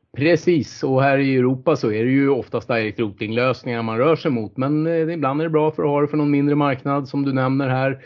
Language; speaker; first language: Swedish; native; Swedish